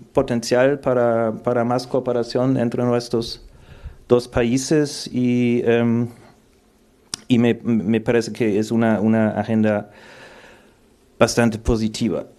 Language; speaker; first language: Spanish; non-native, fluent; German